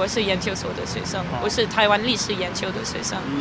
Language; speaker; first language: Chinese; non-native, fluent; French